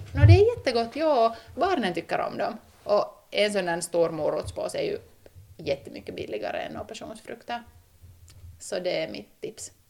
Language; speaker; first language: Swedish; native; Swedish